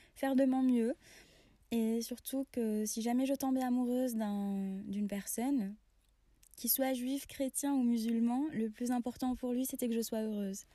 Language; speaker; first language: French; non-native, local second language; Arabic